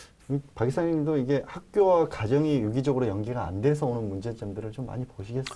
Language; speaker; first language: Korean; native; Korean